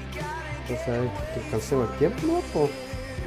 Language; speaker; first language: Spanish; native; Spanish